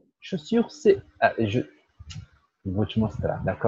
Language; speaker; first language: French; non-native, learner; Portuguese